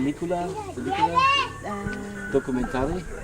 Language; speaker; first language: Spanish; non-native, learner; German